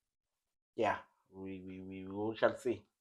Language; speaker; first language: English; non-native, local second language; Zulu